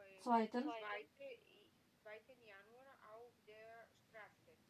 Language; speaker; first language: German; non-native, learner; Macedonian